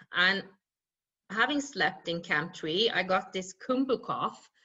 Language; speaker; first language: English; non-native, fluent; Norwegian